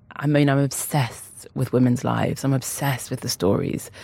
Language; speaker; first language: English; native; English